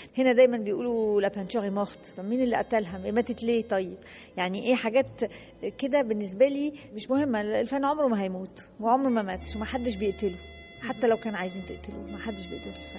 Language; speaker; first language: Arabic; native; Arabic